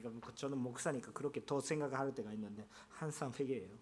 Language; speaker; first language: Korean; non-native, fluent; Japanese